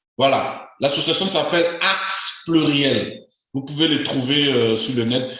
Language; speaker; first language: French; native; French